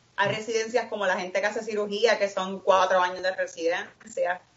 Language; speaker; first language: Spanish; native; Spanish